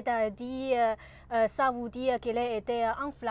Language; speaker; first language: French; non-native, learner; Chinese